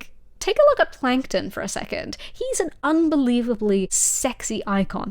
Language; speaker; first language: English; native; English